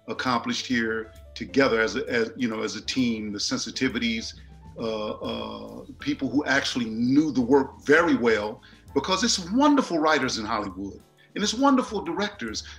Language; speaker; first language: English; native; English